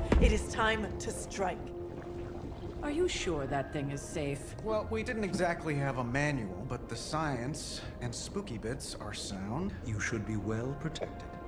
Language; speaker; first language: English; native; English